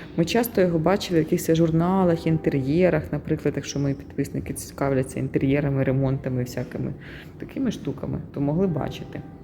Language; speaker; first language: Ukrainian; native; Ukrainian